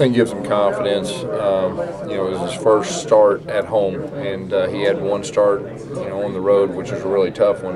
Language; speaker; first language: English; native; English